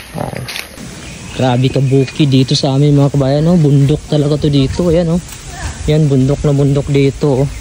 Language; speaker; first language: Filipino; non-native, local second language; Cebuano